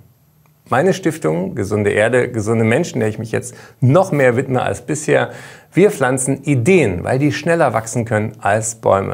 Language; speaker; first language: German; native; German